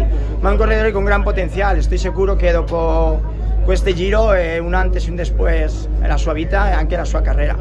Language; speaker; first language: Italian; non-native, learner; Spanish